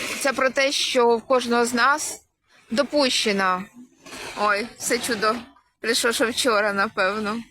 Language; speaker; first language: Ukrainian; native; Ukrainian